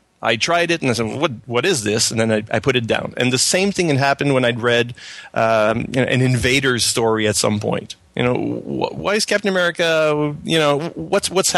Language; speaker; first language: English; non-native, fluent; French